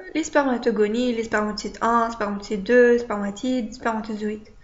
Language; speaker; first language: French; non-native, local second language; Arabic